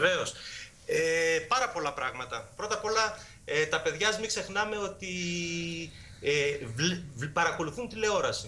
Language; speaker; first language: Greek; native; Greek